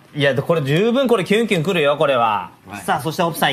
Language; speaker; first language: Japanese; native; Japanese